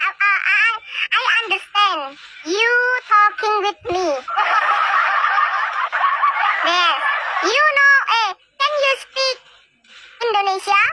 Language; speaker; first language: English; non-native, learner; Indonesian